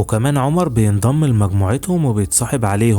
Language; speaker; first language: Arabic; native; Arabic